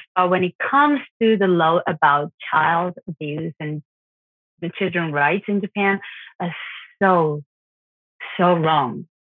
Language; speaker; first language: English; non-native, fluent; Japanese